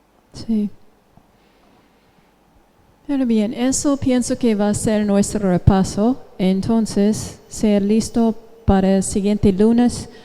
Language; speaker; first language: Spanish; non-native, fluent; English